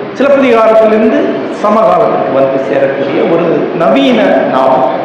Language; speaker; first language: Tamil; non-native, local second language; Malayalam